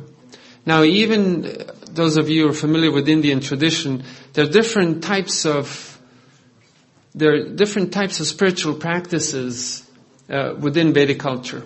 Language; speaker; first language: English; non-native, fluent; Croatian